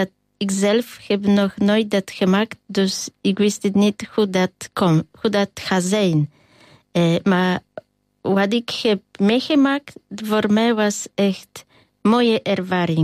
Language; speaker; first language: Dutch; non-native, learner; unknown